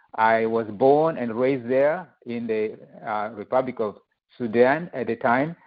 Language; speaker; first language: English; non-native, fluent; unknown